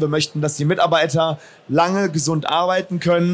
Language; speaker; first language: German; native; German